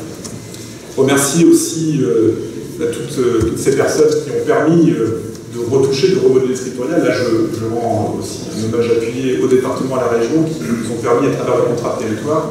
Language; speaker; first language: French; native; French